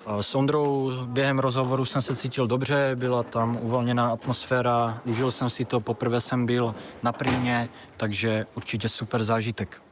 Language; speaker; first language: Czech; native; Czech